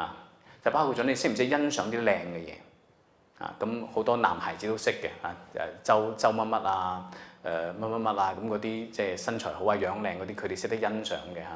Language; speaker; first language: Cantonese; native; Cantonese